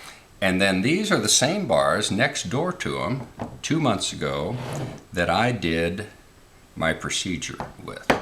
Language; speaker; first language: English; native; English